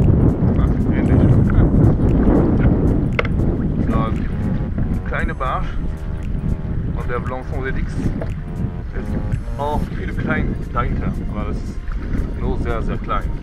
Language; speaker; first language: German; non-native, learner; French